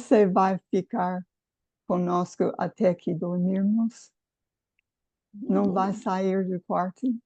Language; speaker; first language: Portuguese; non-native, fluent; English